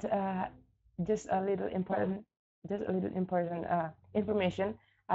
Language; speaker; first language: English; non-native, learner; Indonesian